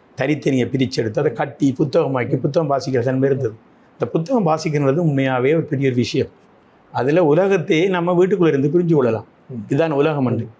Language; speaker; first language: Tamil; native; Tamil